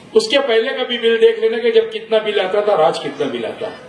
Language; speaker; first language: Hindi; non-native, local second language; Urdu